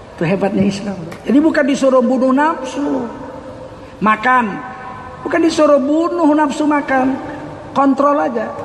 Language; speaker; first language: Indonesian; native; Indonesian